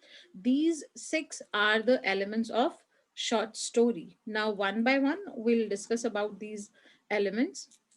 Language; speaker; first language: English; non-native, local second language; Hindi